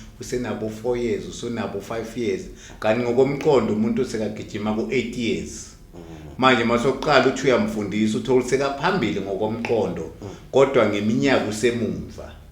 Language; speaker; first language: Zulu; native; Zulu